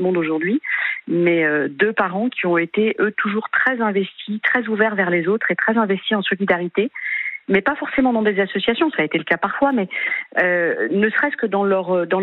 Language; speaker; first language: French; native; French